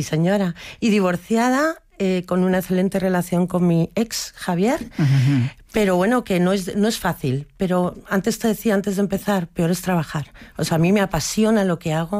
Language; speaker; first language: Spanish; native; Spanish